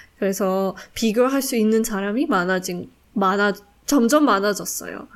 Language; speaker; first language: Korean; non-native, fluent; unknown